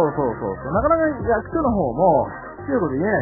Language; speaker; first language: Japanese; native; Japanese